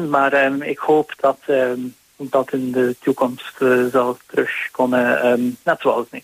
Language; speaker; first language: Dutch; non-native, fluent; English